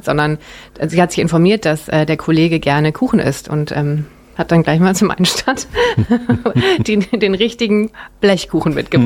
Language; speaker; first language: German; native; German